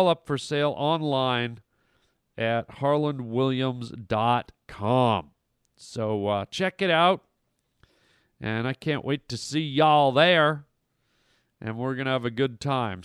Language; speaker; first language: English; native; English